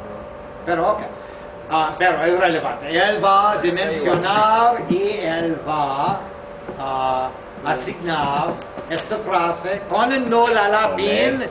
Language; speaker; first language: Spanish; non-native, fluent; English